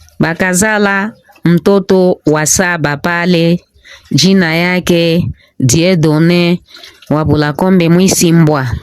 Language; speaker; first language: Swahili; non-native, local second language; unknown